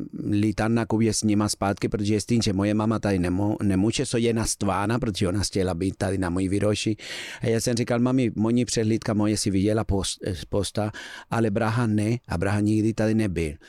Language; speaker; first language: Czech; non-native, fluent; Spanish